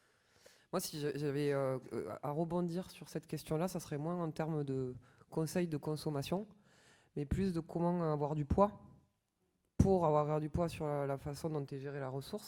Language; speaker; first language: French; native; French